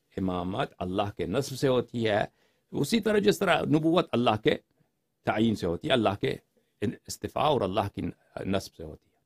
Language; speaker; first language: Urdu; non-native, fluent; Persian